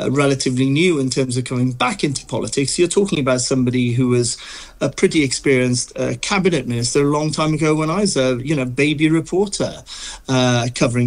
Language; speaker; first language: English; native; English